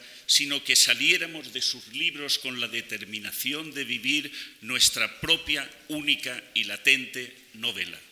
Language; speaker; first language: Spanish; native; Spanish